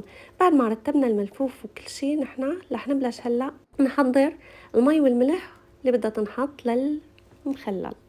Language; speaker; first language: Arabic; native; Arabic